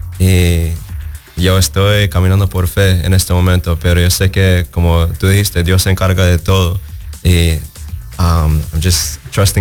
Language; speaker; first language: Spanish; early bilingual, heritage; Spanish